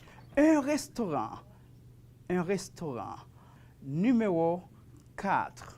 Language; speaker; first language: French; non-native, fluent; Spanish